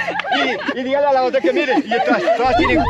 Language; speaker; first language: Spanish; native; Spanish